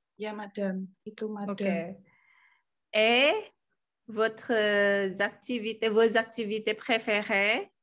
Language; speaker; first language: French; non-native, fluent; Indonesian